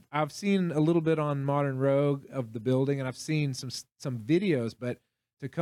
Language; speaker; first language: English; native; English